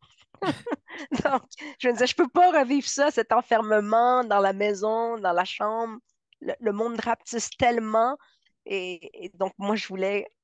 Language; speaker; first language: French; early bilingual, other home language; Spanish